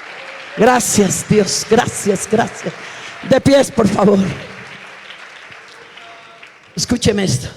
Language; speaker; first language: Spanish; native; Spanish